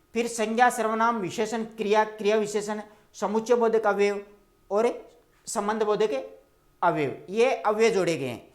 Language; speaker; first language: Hindi; native; Hindi